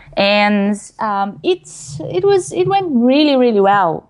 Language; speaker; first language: English; non-native, fluent; Portuguese